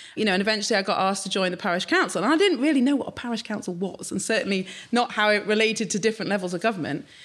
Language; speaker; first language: English; native; English